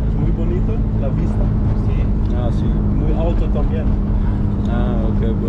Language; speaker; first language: Spanish; non-native, learner; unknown